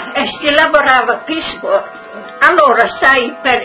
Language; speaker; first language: Italian; non-native, local second language; Friulian